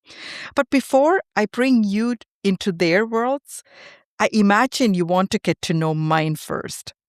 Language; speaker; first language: English; non-native, fluent; Tamil